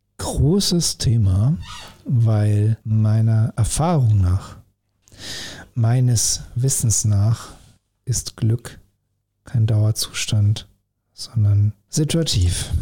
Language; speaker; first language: German; native; German